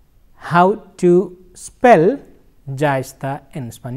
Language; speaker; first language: Spanish; non-native, fluent; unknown